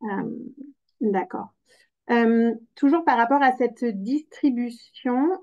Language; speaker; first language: French; native; French